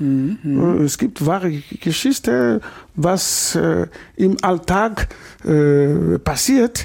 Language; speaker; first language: German; non-native, learner; Lingala